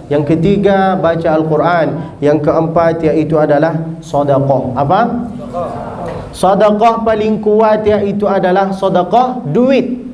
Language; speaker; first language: Malay; non-native, fluent; Arabic